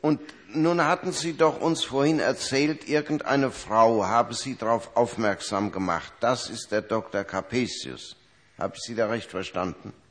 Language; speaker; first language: German; native; German